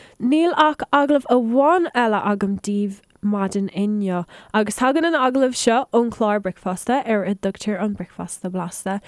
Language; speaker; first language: Irish; non-native, local second language; English